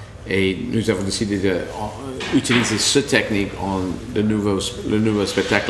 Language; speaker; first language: French; non-native, learner; English